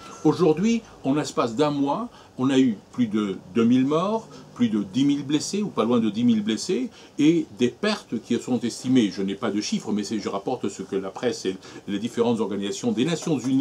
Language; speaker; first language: French; native; French